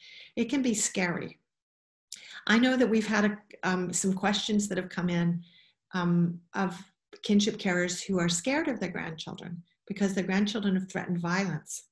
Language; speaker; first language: English; native; English